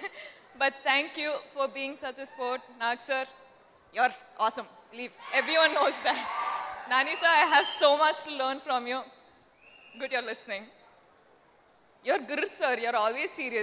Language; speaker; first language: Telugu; non-native, learner; Kannada